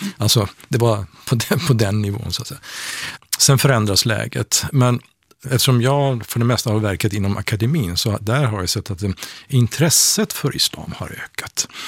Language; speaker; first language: Swedish; non-native, fluent; Persian